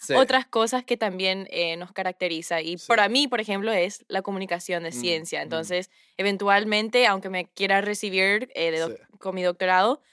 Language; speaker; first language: Spanish; early bilingual, heritage; Spanish